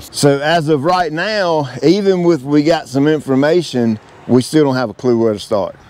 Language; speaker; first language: English; native; English